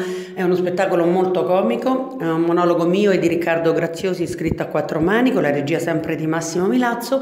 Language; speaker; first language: Italian; native; Italian